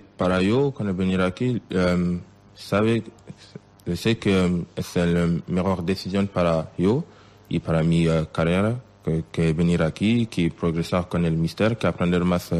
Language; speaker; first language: Spanish; non-native, learner; French